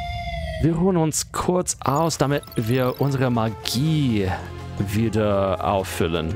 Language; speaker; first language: German; non-native, fluent; English